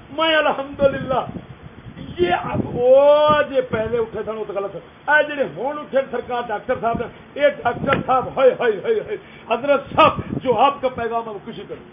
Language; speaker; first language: Urdu; non-native, local second language; Punjabi